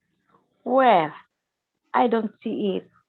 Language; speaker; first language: English; non-native, learner; Indonesian